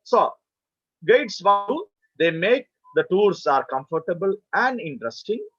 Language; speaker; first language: English; non-native, local second language; Malayalam